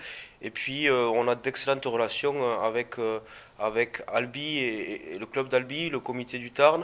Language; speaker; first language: French; native; French